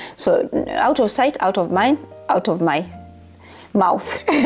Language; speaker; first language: English; non-native, local second language; Ganda